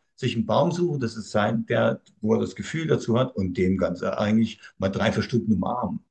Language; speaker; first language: German; native; German